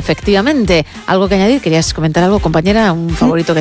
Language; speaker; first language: Spanish; native; Spanish